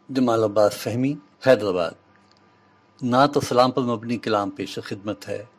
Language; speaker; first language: Urdu; native; Urdu